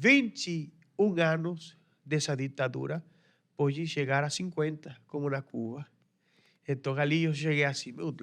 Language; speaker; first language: Portuguese; non-native, fluent; Spanish